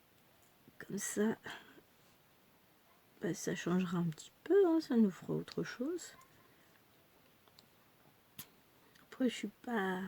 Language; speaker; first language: French; native; French